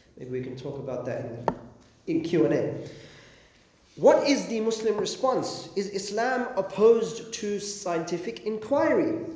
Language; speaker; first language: English; native; English